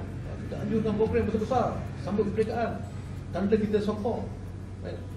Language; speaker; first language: Malay; native; Malay